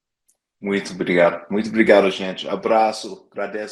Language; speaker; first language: Portuguese; non-native, fluent; English